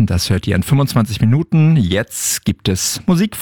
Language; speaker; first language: German; native; German